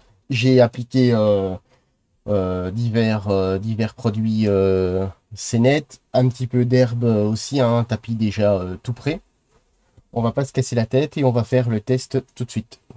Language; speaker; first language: French; native; French